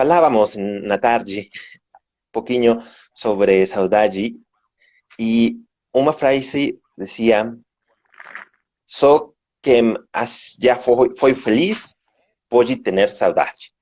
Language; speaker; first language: Portuguese; non-native, learner; Spanish